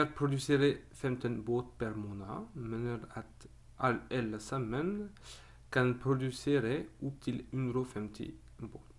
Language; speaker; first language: Norwegian; non-native, learner; French